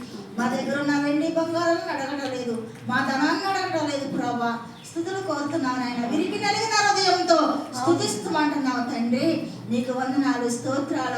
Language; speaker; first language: Telugu; native; Telugu